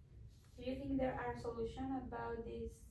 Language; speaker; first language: English; non-native, learner; Spanish